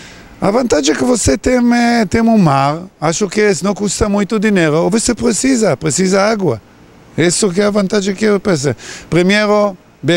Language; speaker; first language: Portuguese; non-native, learner; Hebrew